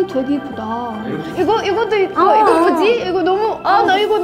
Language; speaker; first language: Korean; non-native, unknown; Ukrainian